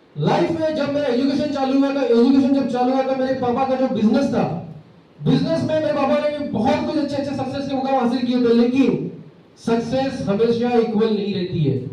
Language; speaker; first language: Hindi; native; Hindi